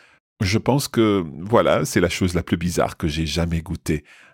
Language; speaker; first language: French; non-native, fluent; English